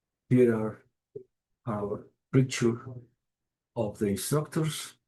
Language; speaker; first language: English; non-native, fluent; Spanish